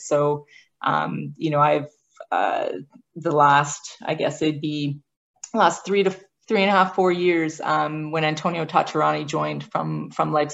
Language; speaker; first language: English; native; English